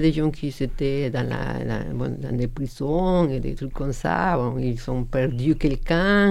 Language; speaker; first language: French; non-native, learner; Spanish